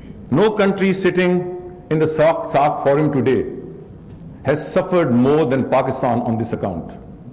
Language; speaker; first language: English; non-native, local second language; Urdu